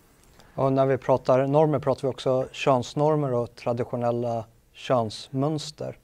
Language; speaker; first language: Swedish; native; Swedish